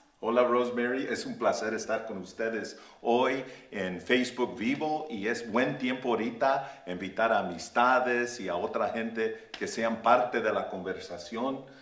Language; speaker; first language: Spanish; early bilingual, heritage; Spanish